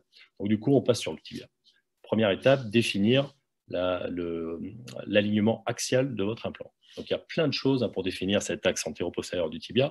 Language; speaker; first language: French; native; French